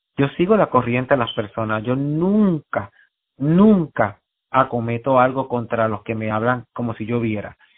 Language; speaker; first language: Spanish; native; Spanish